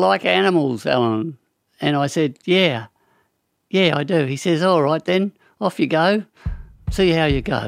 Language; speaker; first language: English; native; English